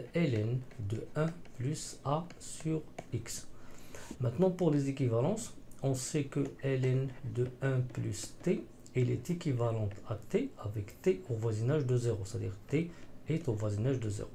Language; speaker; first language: French; non-native, local second language; Arabic